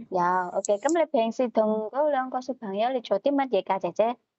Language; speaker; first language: Cantonese; native; Cantonese